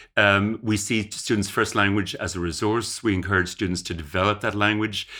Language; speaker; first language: English; native; English